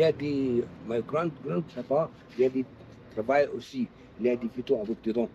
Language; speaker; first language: French; non-native, learner; Arabic